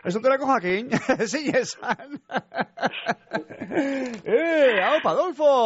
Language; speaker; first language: Basque; native; Basque